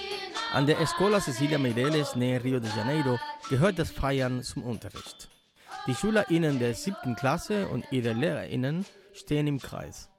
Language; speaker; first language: German; native; German